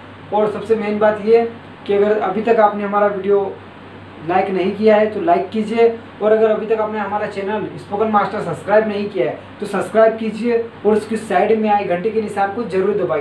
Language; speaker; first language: Hindi; native; Hindi